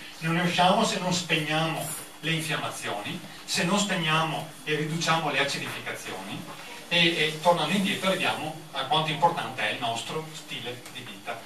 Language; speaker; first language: Italian; native; Italian